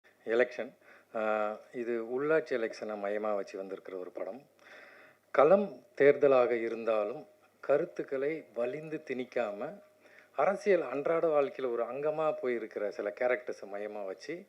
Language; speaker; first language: Tamil; native; Tamil